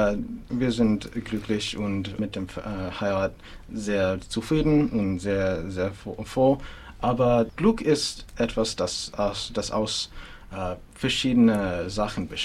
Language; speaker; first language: German; non-native, fluent; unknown